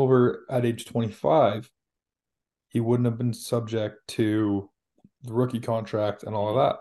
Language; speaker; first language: English; native; English